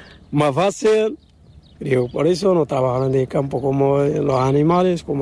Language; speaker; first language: Spanish; non-native, learner; Arabic